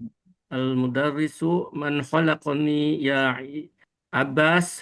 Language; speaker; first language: Arabic; non-native, learner; Indonesian